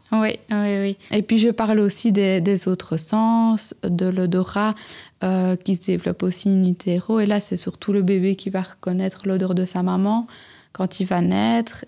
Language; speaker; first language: French; native; French